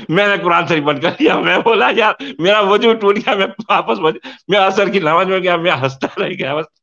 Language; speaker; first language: Hindi; non-native, local second language; Gujarati